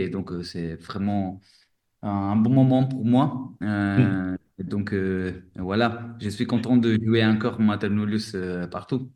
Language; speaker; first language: French; non-native, fluent; Italian